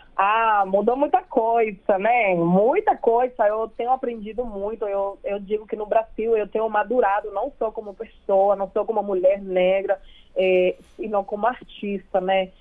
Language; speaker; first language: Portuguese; non-native, fluent; Spanish